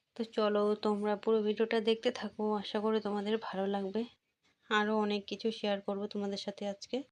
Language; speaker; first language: Bangla; non-native, local second language; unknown